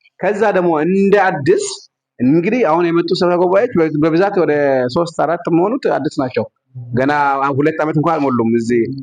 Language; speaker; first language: Amharic; non-native, local second language; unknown